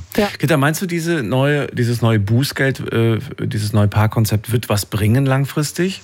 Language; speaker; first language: German; native; German